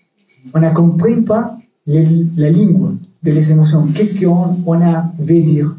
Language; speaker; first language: French; non-native, learner; Spanish